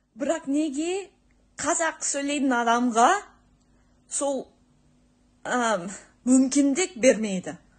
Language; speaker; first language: Kazakh; non-native, learner; English